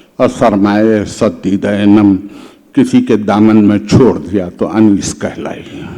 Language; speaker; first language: Urdu; native; Urdu